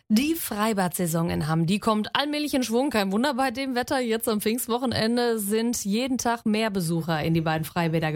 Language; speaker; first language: German; native; German